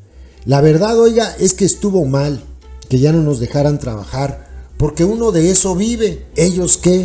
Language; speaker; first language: Spanish; native; Spanish